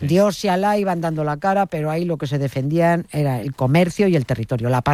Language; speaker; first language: Spanish; native; Spanish